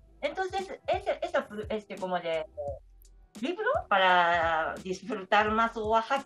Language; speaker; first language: Spanish; non-native, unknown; Japanese